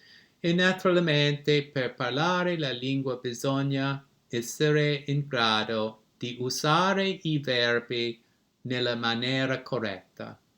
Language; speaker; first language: Italian; non-native, learner; English